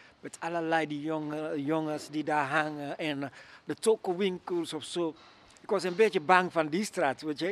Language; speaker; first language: Dutch; non-native, learner; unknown